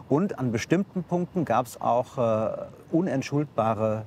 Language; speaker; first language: German; native; German